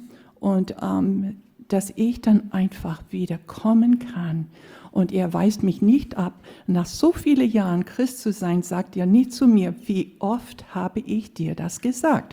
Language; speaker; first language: German; non-native, fluent; English